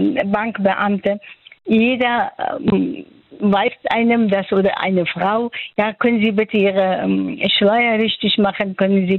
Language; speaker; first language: German; non-native, fluent; Persian